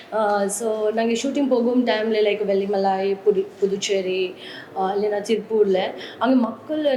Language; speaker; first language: Tamil; non-native, learner; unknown